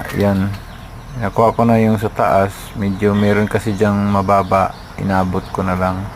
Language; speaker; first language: Filipino; non-native, local second language; Cebuano